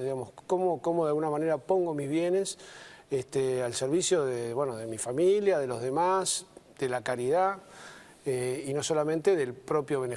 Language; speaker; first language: Spanish; native; Spanish